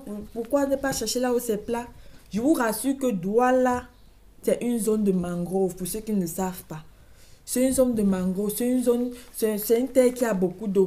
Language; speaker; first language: French; native; French